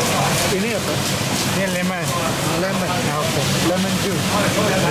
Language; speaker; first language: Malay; non-native, learner; English